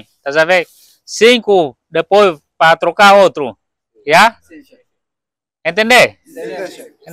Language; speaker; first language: Portuguese; non-native, learner; Vietnamese